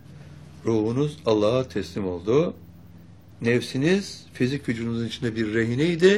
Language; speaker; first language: Turkish; native; Turkish